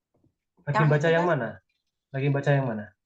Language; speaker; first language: Indonesian; native; Indonesian